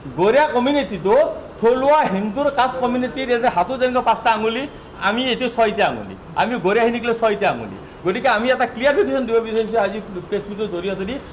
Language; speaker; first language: Assamese; native; Assamese